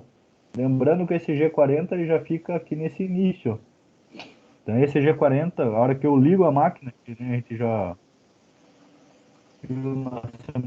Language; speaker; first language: Portuguese; native; Portuguese